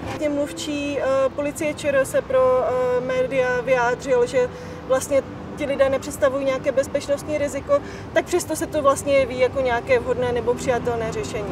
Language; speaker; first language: Czech; native; Czech